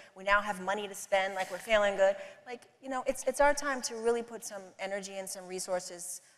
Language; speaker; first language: English; native; English